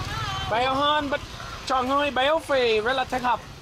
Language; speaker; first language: Vietnamese; non-native, learner; English